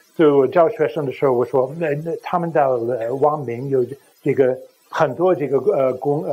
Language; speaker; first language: Chinese; non-native, learner; English